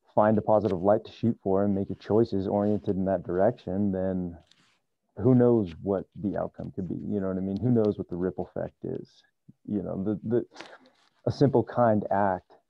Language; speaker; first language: English; native; English